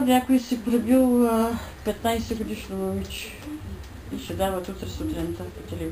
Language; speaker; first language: Bulgarian; native; Bulgarian